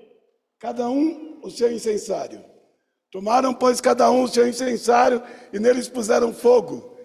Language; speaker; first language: Portuguese; native; Portuguese